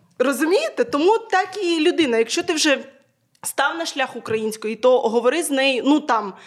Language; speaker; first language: Ukrainian; native; Ukrainian